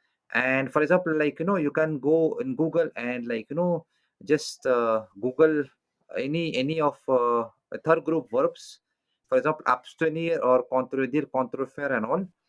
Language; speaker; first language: English; non-native, local second language; French